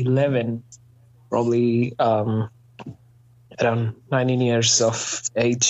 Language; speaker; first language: English; non-native, local second language; Hindi